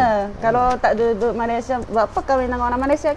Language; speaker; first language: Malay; non-native, fluent; Japanese